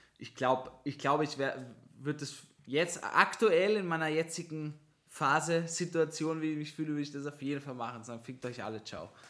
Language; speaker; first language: German; native; German